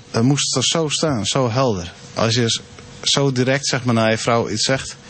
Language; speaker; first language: Dutch; non-native, local second language; Western Frisian